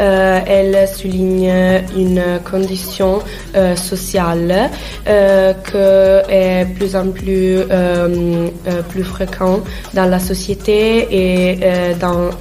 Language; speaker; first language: French; non-native, learner; Italian